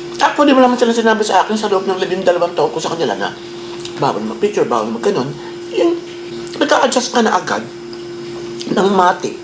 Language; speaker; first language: Filipino; native; Filipino